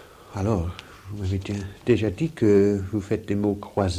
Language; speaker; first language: French; non-native, fluent; English